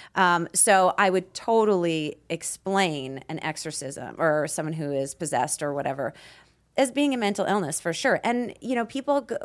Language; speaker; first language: English; native; English